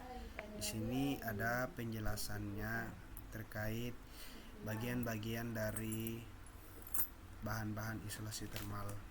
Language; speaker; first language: Indonesian; native; Indonesian